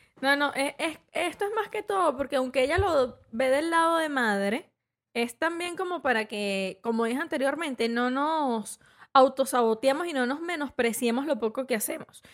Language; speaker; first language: Spanish; native; Spanish